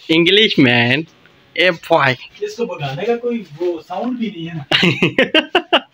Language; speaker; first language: Urdu; non-native, local second language; Balti